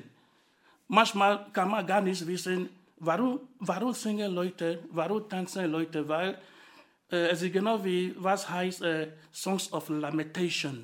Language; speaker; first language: German; non-native, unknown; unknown